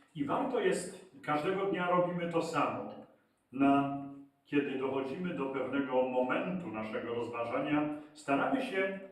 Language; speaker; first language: Polish; native; Polish